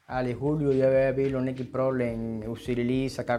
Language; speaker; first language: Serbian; non-native, learner; Spanish